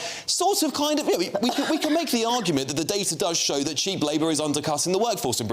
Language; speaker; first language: English; native; English